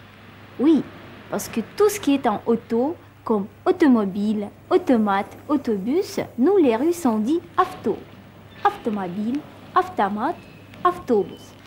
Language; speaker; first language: French; non-native, fluent; Russian